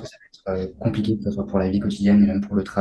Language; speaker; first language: French; native; French